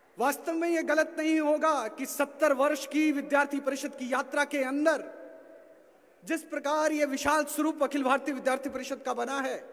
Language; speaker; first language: Hindi; native; Hindi